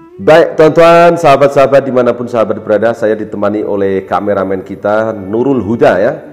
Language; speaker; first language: Indonesian; non-native, local second language; Javanese